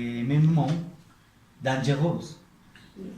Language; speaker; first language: French; non-native, learner; Spanish